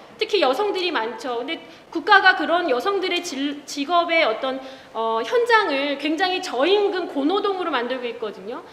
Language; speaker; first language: Korean; native; Korean